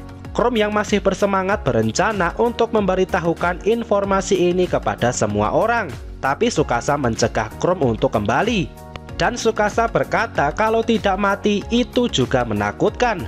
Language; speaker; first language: Indonesian; native; Indonesian